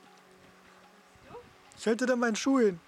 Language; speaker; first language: German; native; German